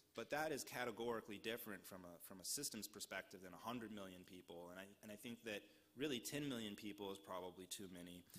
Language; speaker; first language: English; native; English